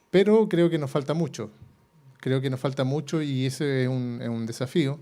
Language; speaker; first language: Spanish; native; Spanish